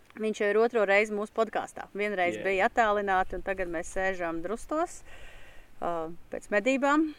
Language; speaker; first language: Latvian; native; Latvian